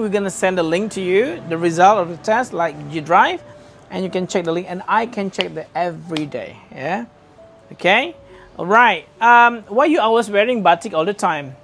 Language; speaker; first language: English; non-native, fluent; Indonesian